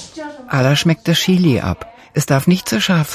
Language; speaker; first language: German; native; German